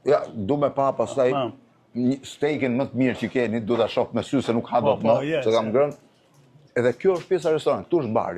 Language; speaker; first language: Albanian; native; Albanian